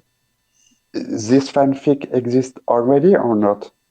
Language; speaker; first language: English; non-native, learner; French